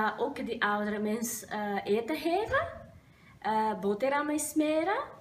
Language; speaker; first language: Dutch; non-native, learner; Portuguese